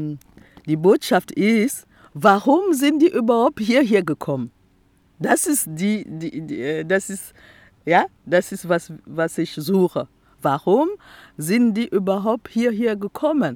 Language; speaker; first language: German; non-native, fluent; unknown